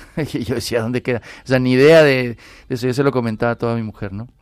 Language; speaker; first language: Spanish; native; Spanish